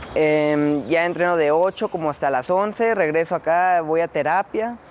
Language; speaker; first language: Spanish; early bilingual, heritage; Spanish